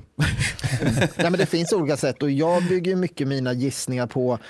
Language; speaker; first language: Swedish; native; Swedish